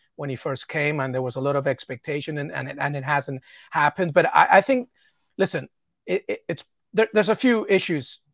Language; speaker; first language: English; native; English